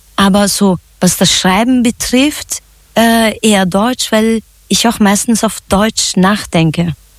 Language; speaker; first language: German; early bilingual, other home language; Zaza